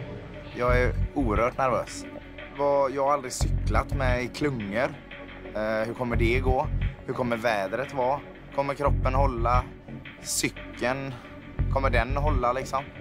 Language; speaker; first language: Swedish; native; Swedish